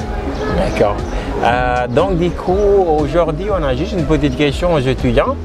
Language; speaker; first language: French; non-native, local second language; Wolof